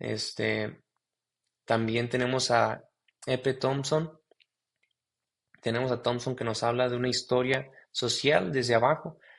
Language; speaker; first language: Spanish; native; Spanish